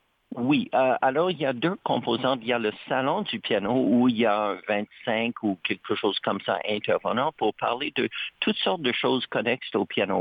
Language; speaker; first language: French; native; French